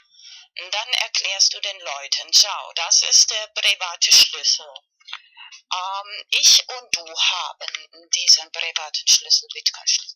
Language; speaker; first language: German; non-native, learner; Spanish